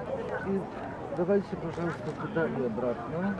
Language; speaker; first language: Russian; non-native, fluent; Polish